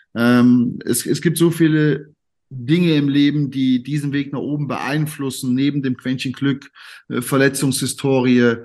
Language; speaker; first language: German; native; German